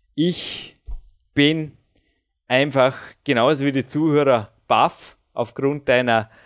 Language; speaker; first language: German; native; German